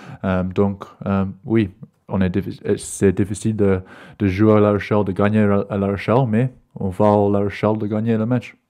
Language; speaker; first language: French; non-native, learner; English